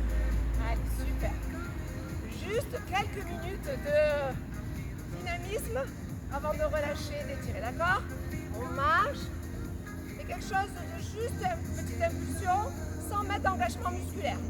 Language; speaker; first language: French; native; French